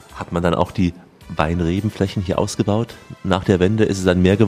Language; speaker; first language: German; native; German